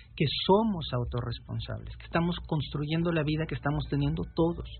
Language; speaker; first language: Spanish; native; Spanish